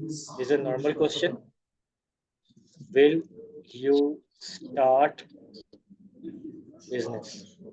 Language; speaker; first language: English; non-native, fluent; Urdu